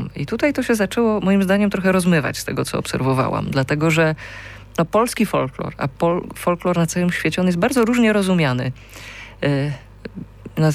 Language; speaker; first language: Polish; native; Polish